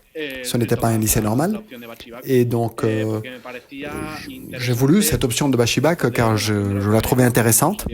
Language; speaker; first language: French; non-native, fluent; Spanish